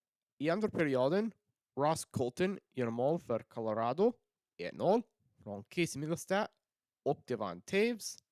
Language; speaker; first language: Swedish; non-native, learner; English